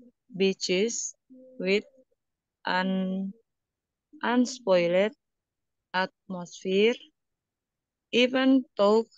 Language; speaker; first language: English; non-native, learner; Indonesian